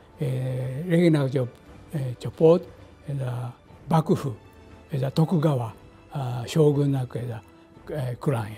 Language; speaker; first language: Hungarian; non-native, learner; Japanese